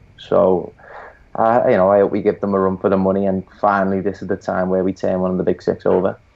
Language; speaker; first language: English; native; English